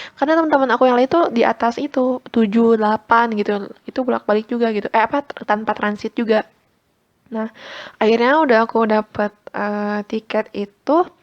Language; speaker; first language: Indonesian; native; Indonesian